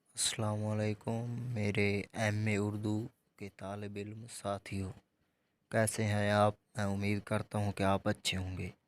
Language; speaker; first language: Urdu; non-native, local second language; Punjabi